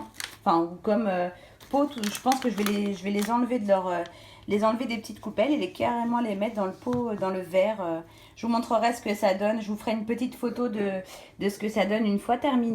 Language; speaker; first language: French; native; French